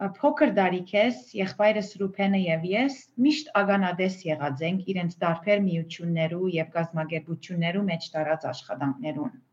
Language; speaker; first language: Armenian; early bilingual, heritage; Armenian